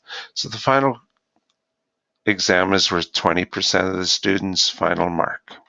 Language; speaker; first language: English; native; English